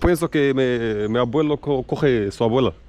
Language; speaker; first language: Spanish; non-native, learner; Arabic